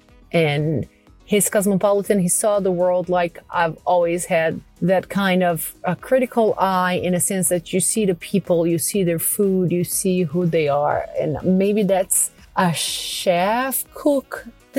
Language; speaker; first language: English; non-native, fluent; Portuguese